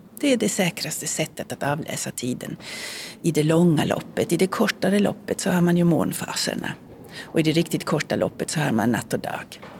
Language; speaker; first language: Swedish; early bilingual, heritage; Swedish